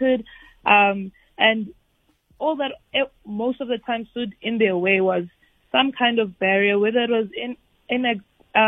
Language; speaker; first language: English; non-native, local second language; Venda